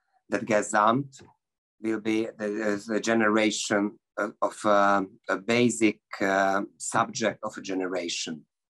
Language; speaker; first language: English; non-native, fluent; Hungarian